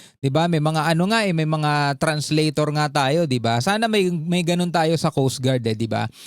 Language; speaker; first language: Filipino; native; Filipino